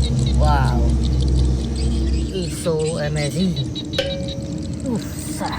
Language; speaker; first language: English; non-native, learner; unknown